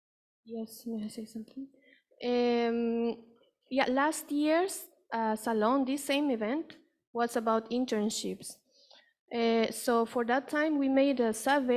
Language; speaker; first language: English; non-native, fluent; Spanish